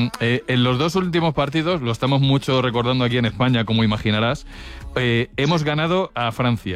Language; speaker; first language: Spanish; native; Spanish